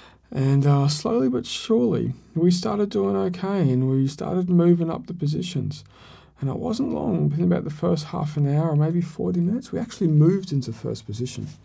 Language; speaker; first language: English; native; English